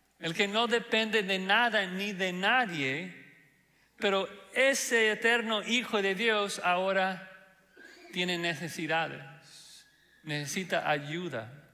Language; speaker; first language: Spanish; non-native, fluent; English